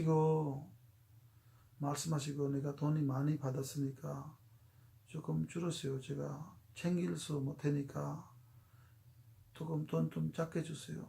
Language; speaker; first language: Korean; non-native, fluent; Urdu